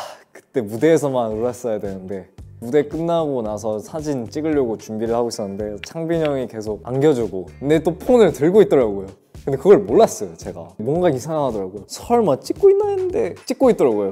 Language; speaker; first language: Korean; non-native, fluent; English